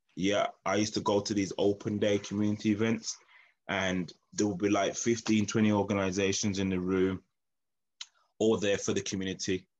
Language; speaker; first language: English; native; English